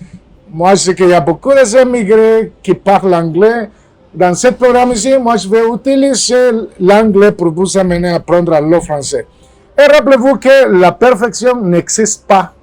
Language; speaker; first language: French; non-native, fluent; Spanish